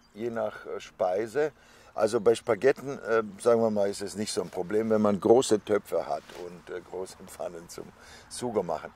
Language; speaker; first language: German; native; German